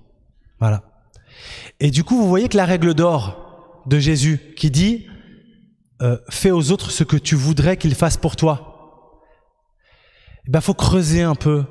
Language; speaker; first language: French; native; French